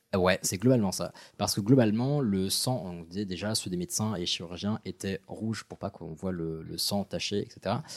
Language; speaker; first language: French; early bilingual, other home language; Arabic